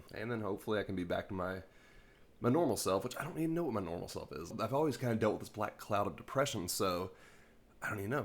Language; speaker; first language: English; native; English